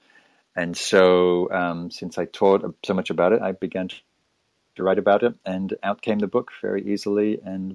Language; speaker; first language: English; native; English